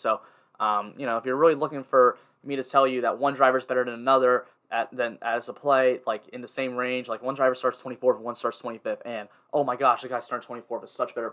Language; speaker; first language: English; native; English